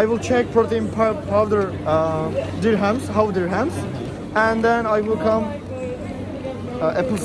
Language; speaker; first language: English; non-native, learner; Turkish